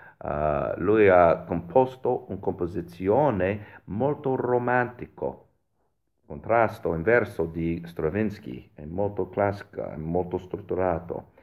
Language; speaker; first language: Italian; non-native, fluent; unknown